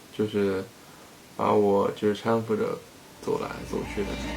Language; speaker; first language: Chinese; native; Chinese